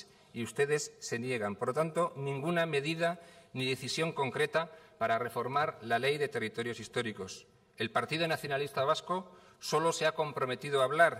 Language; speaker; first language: Spanish; native; Spanish